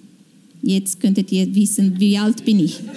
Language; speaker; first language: German; non-native, fluent; Portuguese